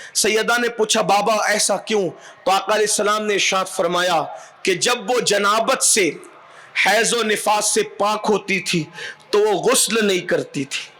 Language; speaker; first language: Urdu; native; Urdu